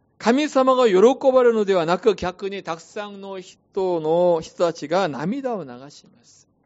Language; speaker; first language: Japanese; non-native, fluent; Korean